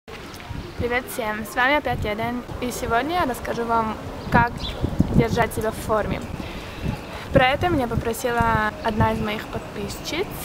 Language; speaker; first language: Russian; early bilingual, heritage; Russian